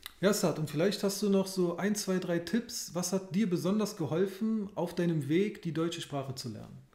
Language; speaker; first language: German; native; German